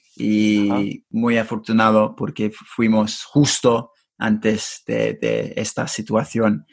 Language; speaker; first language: Spanish; non-native, fluent; English